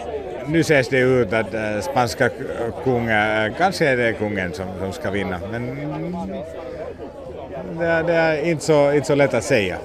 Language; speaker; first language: Swedish; non-native, local second language; Finnish